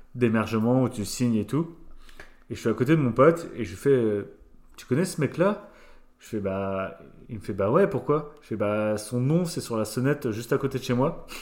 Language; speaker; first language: French; native; French